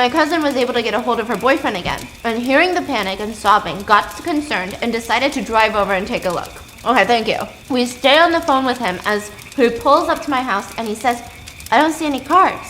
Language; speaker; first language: English; native; English